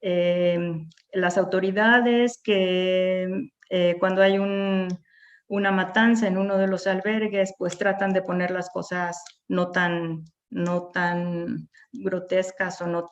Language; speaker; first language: Spanish; native; Spanish